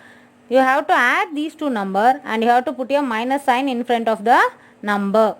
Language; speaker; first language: English; non-native, local second language; Tamil